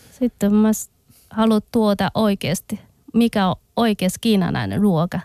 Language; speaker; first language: Finnish; non-native, learner; Chinese